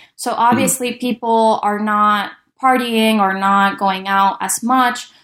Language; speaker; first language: English; early bilingual, other home language; Spanish